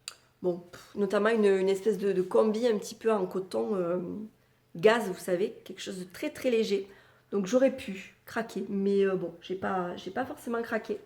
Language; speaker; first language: French; native; French